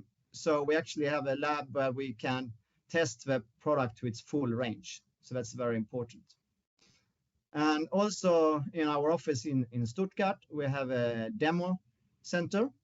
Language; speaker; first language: English; non-native, fluent; Swedish